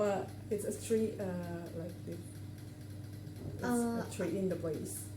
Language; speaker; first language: English; non-native, learner; Indonesian